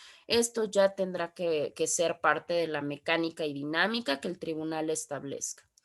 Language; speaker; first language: Spanish; native; Spanish